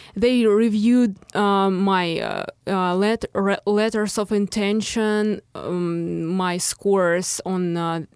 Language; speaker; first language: English; non-native, fluent; Russian